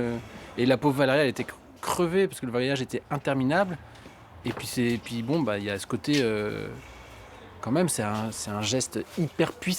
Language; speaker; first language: French; native; French